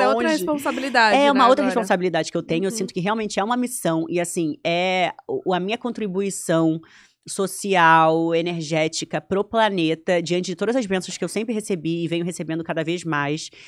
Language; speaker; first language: Portuguese; native; Portuguese